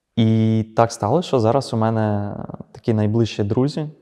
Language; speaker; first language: Ukrainian; early bilingual, other home language; Russian